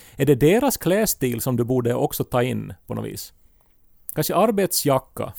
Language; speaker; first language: Swedish; native; Swedish